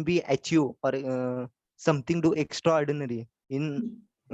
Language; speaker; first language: English; non-native, learner; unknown